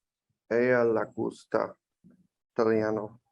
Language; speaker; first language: Spanish; non-native, learner; English